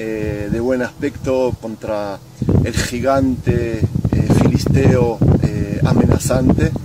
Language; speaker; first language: Spanish; native; Spanish